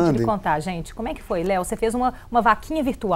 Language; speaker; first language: Portuguese; native; Portuguese